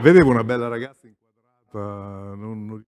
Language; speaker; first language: Italian; native; Italian